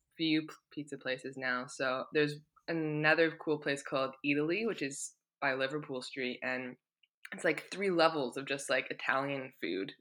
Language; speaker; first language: English; native; English